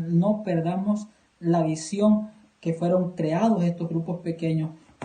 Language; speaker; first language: Spanish; native; Spanish